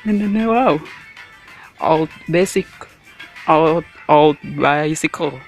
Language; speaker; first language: English; non-native, learner; Indonesian